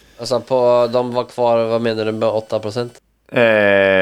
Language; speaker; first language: Swedish; native; Swedish